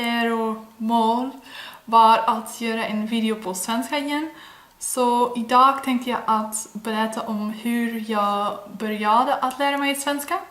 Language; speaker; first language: Swedish; non-native, learner; Dutch